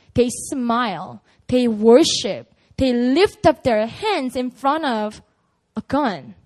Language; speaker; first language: English; non-native, fluent; Korean